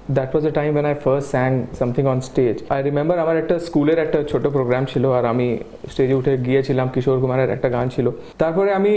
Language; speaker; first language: English; non-native, local second language; Bangla